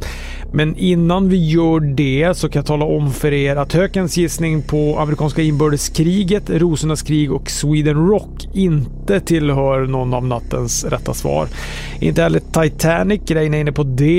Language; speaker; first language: Swedish; native; Swedish